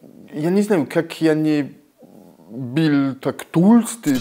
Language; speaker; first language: Russian; non-native, fluent; French